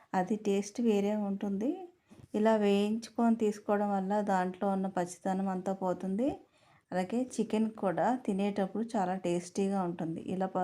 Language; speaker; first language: Telugu; native; Telugu